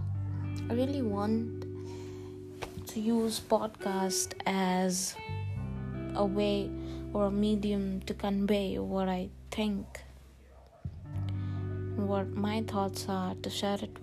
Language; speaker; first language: English; non-native, local second language; Gujarati